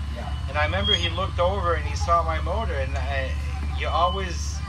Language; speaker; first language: English; early bilingual, other home language; French